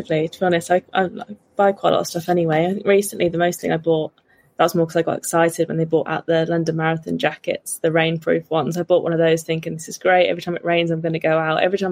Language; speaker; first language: English; native; English